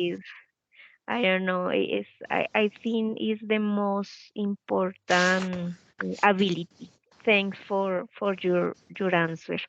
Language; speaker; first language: English; non-native, learner; Spanish